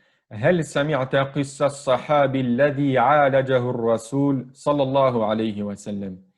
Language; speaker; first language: Arabic; non-native, fluent; French